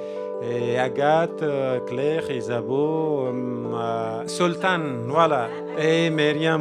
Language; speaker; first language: French; non-native, learner; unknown